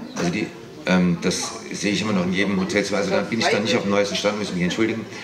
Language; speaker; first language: German; native; German